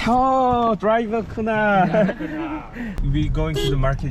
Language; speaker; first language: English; non-native, learner; Korean